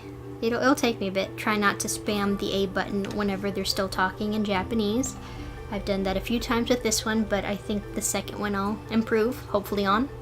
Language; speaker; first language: English; native; English